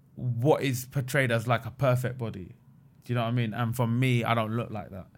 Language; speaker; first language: English; native; English